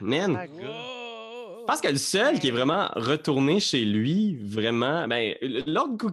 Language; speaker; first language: French; native; French